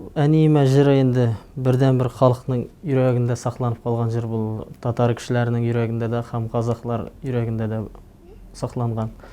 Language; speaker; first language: Tatar; early bilingual, heritage; Tatar